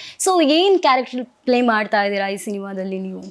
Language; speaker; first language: Kannada; native; Kannada